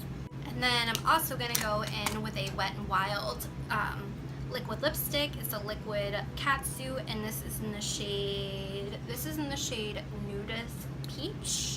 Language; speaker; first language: English; native; English